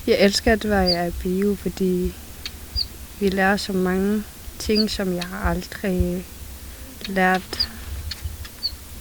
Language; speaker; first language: Danish; non-native, local second language; Kalaallisut